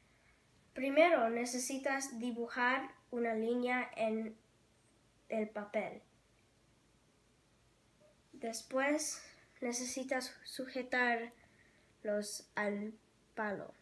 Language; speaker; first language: Spanish; non-native, learner; English